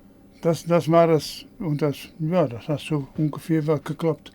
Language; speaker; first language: German; non-native, learner; Dutch